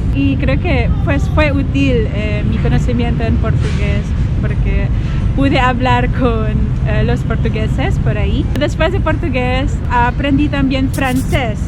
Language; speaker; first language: Spanish; non-native, fluent; Chavacano